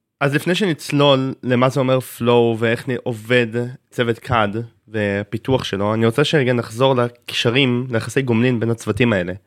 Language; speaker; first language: Hebrew; native; Hebrew